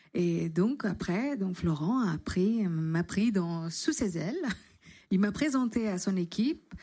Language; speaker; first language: French; non-native, fluent; Indonesian